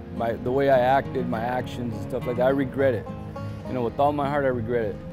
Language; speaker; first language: English; native; English